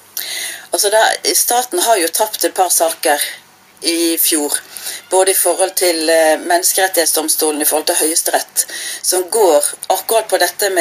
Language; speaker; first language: Norwegian; native; Norwegian